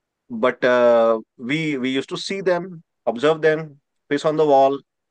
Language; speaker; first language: English; non-native, local second language; Marathi